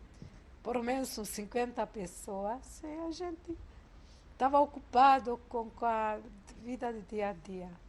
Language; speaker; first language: Portuguese; non-native, fluent; Hungarian